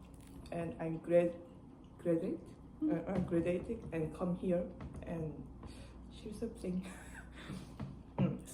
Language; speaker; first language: English; non-native, learner; Korean